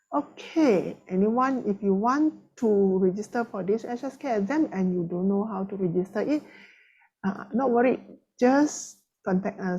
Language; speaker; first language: English; non-native, local second language; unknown